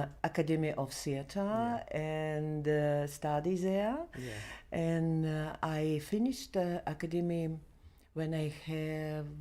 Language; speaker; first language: English; non-native, learner; Belarusian